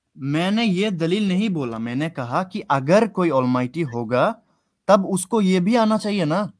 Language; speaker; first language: Hindi; non-native, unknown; Bangla